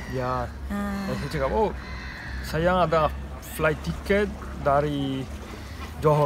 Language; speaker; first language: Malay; non-native, learner; Italian